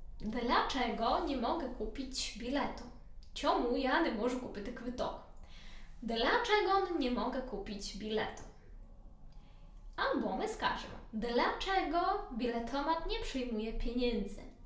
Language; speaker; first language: Polish; non-native, learner; Ukrainian